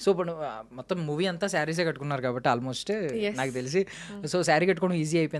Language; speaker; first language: Telugu; native; Telugu